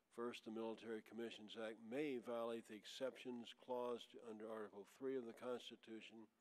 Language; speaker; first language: English; native; English